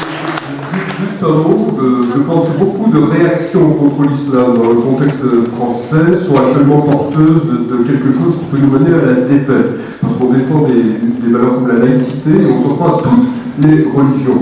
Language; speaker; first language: French; native; French